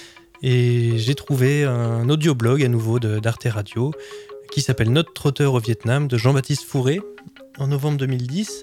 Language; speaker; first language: French; native; French